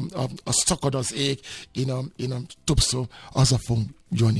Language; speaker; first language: Hungarian; non-native, learner; Yoruba